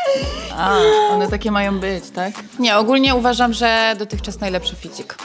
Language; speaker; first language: Polish; native; Polish